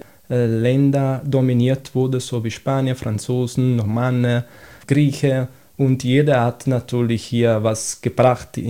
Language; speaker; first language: German; non-native, fluent; Italian